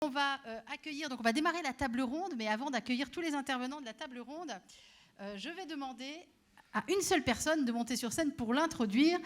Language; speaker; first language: French; native; French